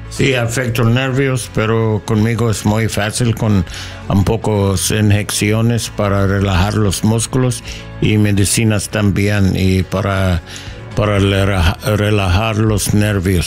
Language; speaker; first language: Spanish; non-native, learner; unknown